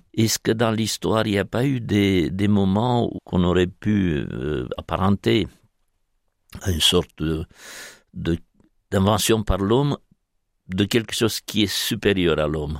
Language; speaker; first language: French; non-native, fluent; Romanian